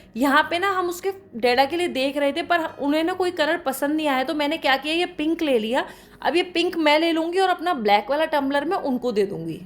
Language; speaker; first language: Hindi; native; Hindi